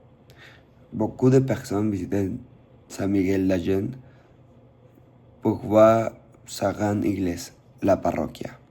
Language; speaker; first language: French; non-native, learner; Spanish